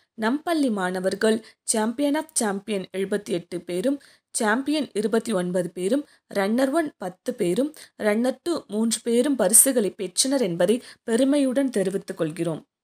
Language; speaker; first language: Tamil; native; Tamil